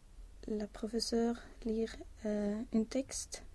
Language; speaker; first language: French; non-native, learner; Swedish